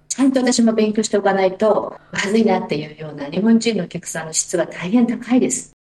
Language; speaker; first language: Japanese; native; Japanese